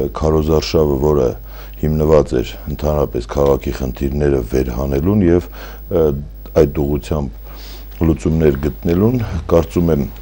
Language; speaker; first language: Armenian; native; Armenian